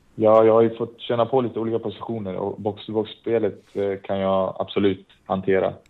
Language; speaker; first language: Swedish; native; Swedish